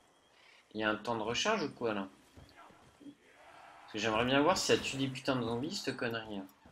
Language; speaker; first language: French; native; French